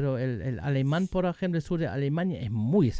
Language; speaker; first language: Spanish; non-native, learner; German